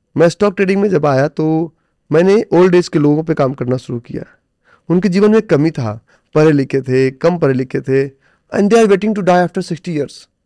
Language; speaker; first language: Hindi; native; Hindi